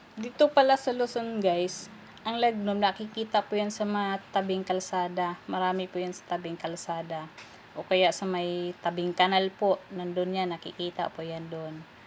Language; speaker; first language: Filipino; native; Filipino